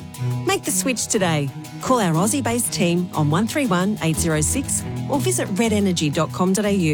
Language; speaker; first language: English; native; English